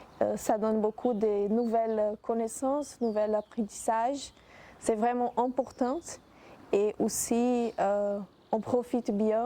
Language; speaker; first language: French; non-native, fluent; Portuguese